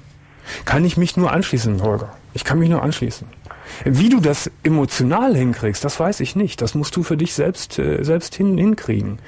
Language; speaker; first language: German; native; German